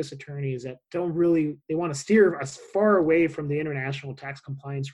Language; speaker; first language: English; non-native, fluent; Spanish